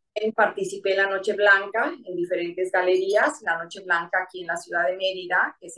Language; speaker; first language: Spanish; native; Spanish